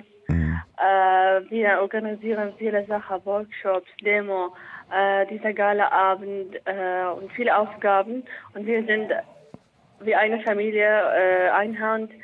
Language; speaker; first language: German; non-native, learner; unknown